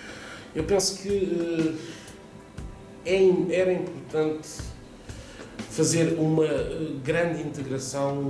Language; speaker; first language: Portuguese; non-native, fluent; Italian